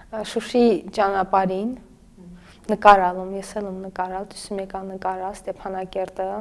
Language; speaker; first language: Armenian; native; Armenian